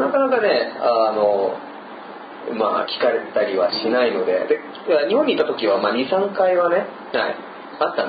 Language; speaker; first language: Japanese; non-native, fluent; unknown